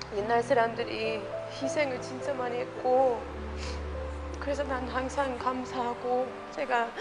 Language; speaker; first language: Korean; non-native, fluent; English